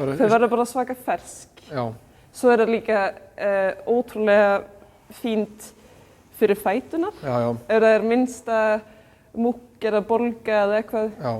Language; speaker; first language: Icelandic; non-native, fluent; Swedish